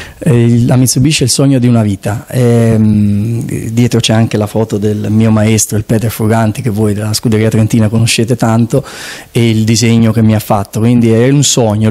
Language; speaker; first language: Italian; native; Italian